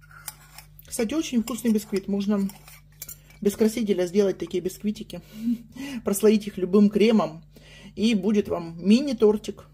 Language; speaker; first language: Russian; native; Russian